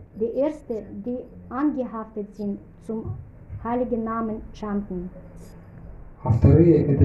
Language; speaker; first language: German; non-native, fluent; Russian